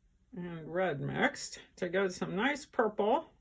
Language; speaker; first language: English; native; English